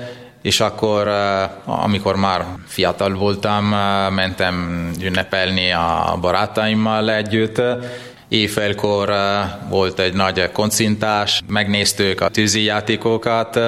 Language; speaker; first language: Hungarian; non-native, fluent; Italian